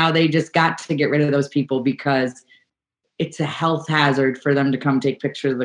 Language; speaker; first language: English; native; English